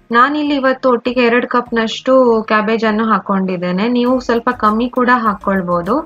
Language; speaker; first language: Kannada; non-native, local second language; Konkani